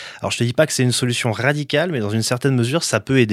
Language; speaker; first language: French; native; French